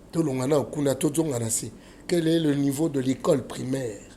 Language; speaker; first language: French; non-native, local second language; Lingala